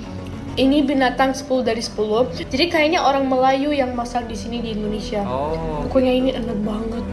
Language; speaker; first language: Indonesian; non-native, fluent; German